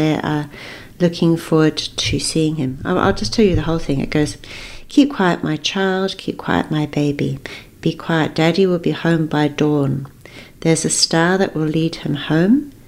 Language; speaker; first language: English; native; English